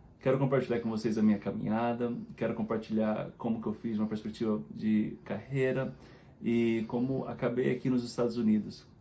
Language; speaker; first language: Portuguese; native; Portuguese